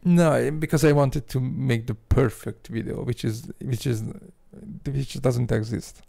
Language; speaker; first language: English; non-native, fluent; Hungarian